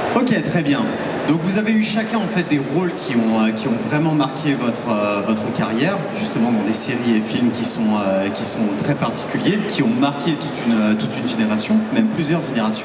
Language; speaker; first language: French; native; French